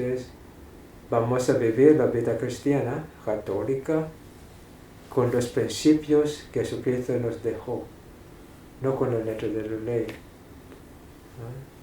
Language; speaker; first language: Spanish; non-native, fluent; English